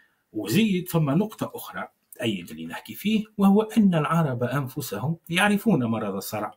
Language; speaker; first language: Arabic; native; Arabic